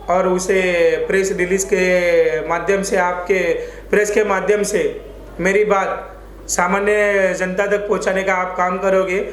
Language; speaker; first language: Hindi; non-native, local second language; Marathi